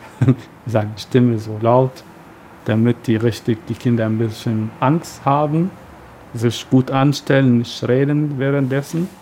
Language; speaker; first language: German; non-native, learner; Arabic